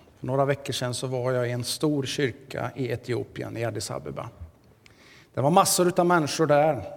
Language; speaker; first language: Swedish; native; Swedish